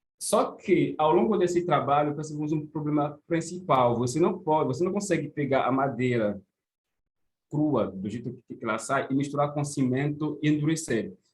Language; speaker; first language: Portuguese; non-native, fluent; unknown